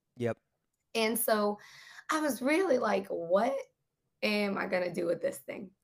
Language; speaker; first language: English; native; English